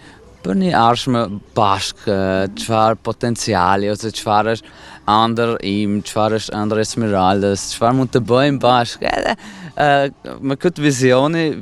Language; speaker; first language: Albanian; non-native, fluent; German